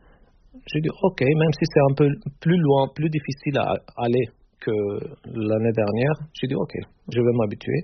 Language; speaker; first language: French; non-native, fluent; Turkish